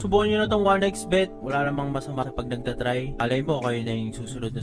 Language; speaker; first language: Filipino; native; Filipino